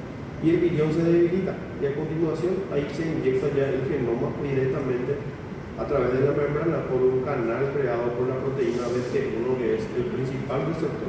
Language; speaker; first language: Spanish; native; Spanish